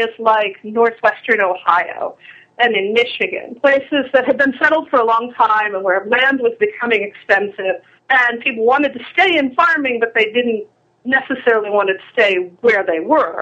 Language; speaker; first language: English; native; English